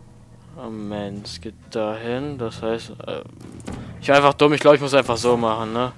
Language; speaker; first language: German; native; German